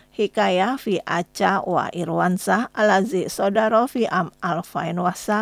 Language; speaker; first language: Arabic; non-native, fluent; Indonesian